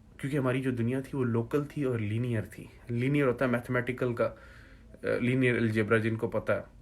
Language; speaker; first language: Urdu; native; Urdu